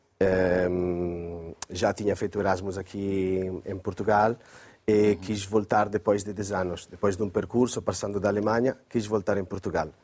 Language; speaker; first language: Portuguese; non-native, fluent; Italian